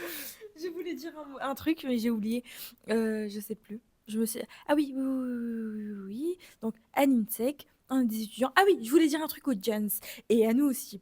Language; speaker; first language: French; native; French